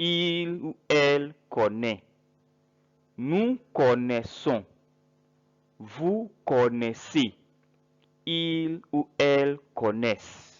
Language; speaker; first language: French; non-native, fluent; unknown